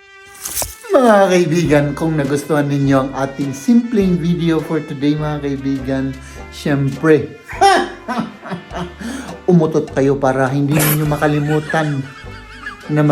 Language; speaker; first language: Filipino; native; Filipino